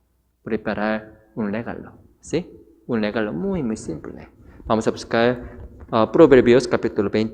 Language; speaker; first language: Spanish; non-native, fluent; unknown